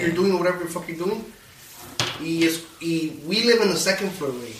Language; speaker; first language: English; early bilingual, other home language; Spanish